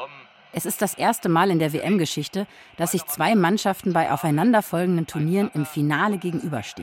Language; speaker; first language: German; native; German